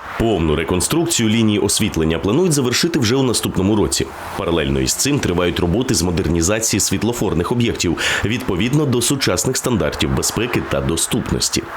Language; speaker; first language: Ukrainian; native; Ukrainian